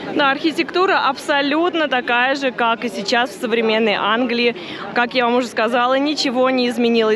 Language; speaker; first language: Russian; native; Russian